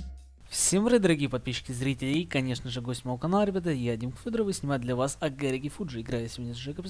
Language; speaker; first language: Russian; native; Russian